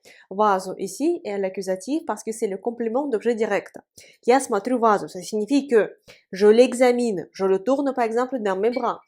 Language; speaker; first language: French; non-native, fluent; Russian